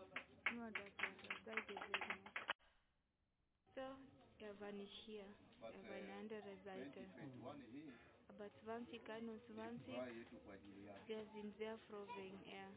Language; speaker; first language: German; non-native, learner; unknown